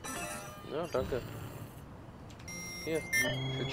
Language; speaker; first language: German; native; German